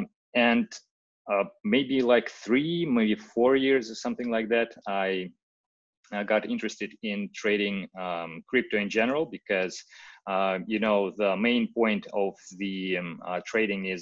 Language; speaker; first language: English; non-native, fluent; Russian